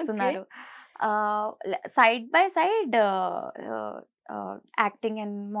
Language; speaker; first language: Telugu; non-native, learner; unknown